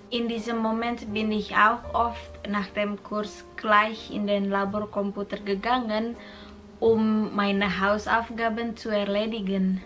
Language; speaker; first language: German; non-native, fluent; Indonesian